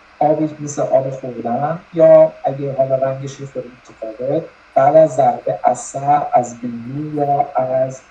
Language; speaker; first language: Persian; native; Persian